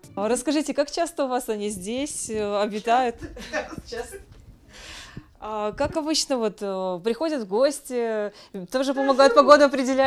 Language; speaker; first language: Russian; native; Russian